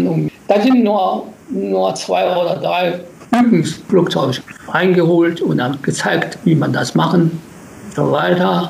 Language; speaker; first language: German; non-native, learner; Japanese